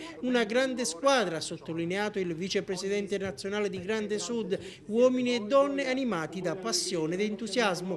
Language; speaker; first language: Italian; native; Italian